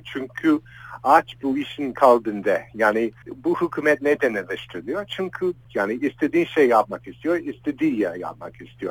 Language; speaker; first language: Turkish; non-native, fluent; English